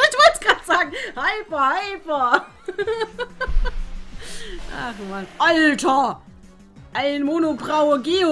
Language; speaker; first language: German; native; German